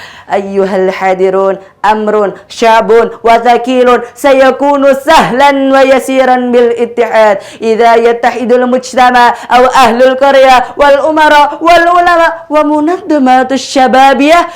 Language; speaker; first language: Arabic; non-native, learner; Indonesian